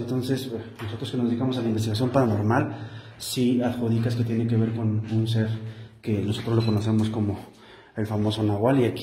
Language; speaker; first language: Spanish; native; Spanish